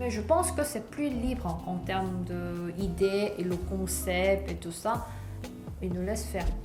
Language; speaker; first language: French; non-native, learner; Korean